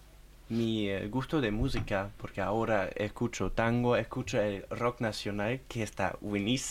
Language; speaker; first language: Spanish; non-native, fluent; German